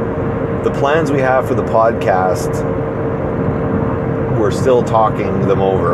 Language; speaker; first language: English; native; English